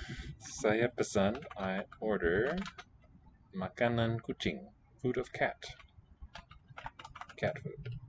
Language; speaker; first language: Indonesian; non-native, learner; English